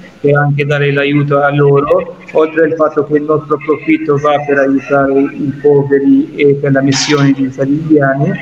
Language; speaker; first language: Italian; non-native, fluent; Arabic